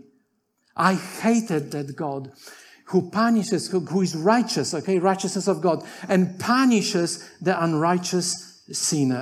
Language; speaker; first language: English; non-native, fluent; Polish